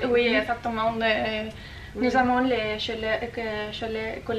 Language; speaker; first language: French; non-native, learner; Spanish